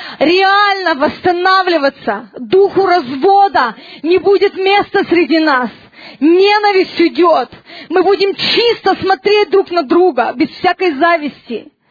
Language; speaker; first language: Russian; early bilingual, heritage; Russian